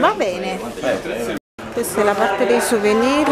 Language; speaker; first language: Italian; native; Italian